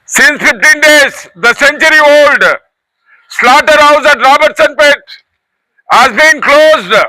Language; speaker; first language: English; non-native, local second language; Tamil